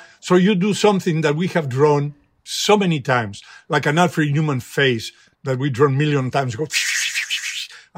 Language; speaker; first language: English; non-native, fluent; Spanish